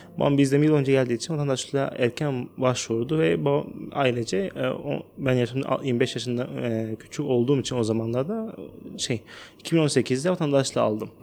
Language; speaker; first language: Turkish; non-native, fluent; Arabic